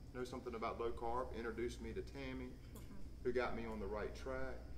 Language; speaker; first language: English; native; English